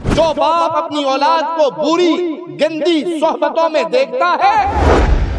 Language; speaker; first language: Urdu; non-native, local second language; Punjabi